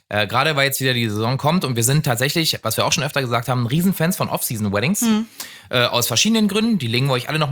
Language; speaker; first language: German; native; German